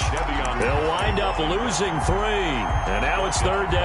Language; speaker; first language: English; native; English